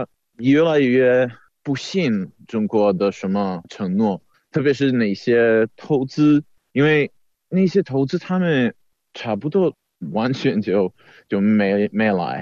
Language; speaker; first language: Chinese; non-native, fluent; Czech